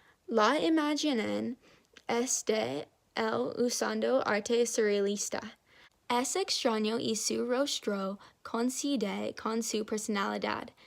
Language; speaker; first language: Spanish; non-native, learner; English